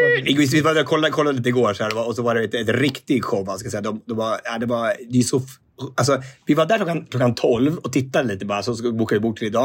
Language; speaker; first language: Swedish; native; Swedish